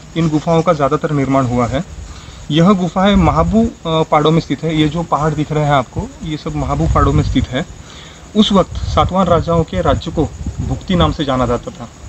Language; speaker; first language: Hindi; non-native, local second language; Marathi